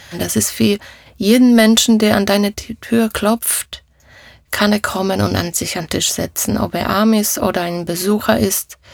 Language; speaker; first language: German; non-native, fluent; Polish